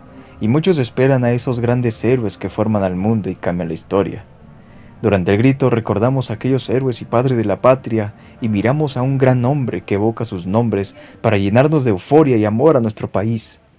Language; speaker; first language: Spanish; native; Spanish